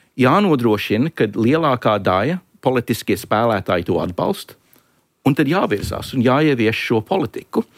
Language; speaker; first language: Latvian; early bilingual, heritage; Latvian